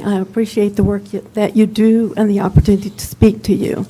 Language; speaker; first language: English; non-native, fluent; Spanish